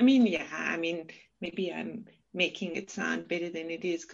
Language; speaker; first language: English; native; English